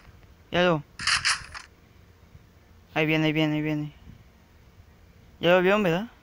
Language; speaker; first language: Spanish; native; Spanish